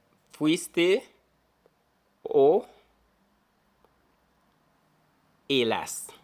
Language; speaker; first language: Spanish; non-native, fluent; Haitian Creole